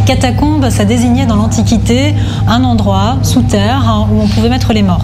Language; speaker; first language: French; native; French